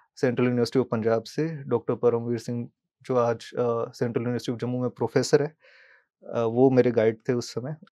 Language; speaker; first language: Hindi; native; Hindi